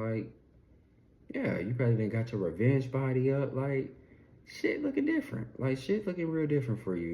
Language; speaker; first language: English; native; English